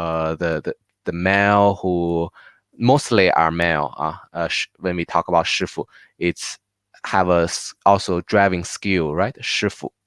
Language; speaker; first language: English; non-native, fluent; Chinese